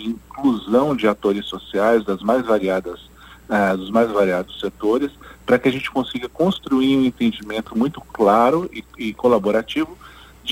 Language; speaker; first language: Portuguese; native; Portuguese